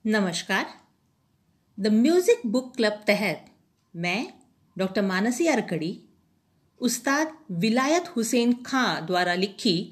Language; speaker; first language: Hindi; non-native, local second language; Marathi